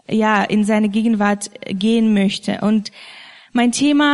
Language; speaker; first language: German; non-native, fluent; Russian